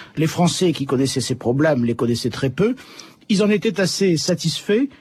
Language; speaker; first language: French; native; French